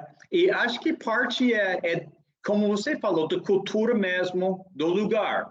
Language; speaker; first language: Portuguese; non-native, fluent; English